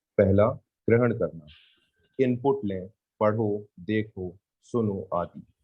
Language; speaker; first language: Hindi; native; Hindi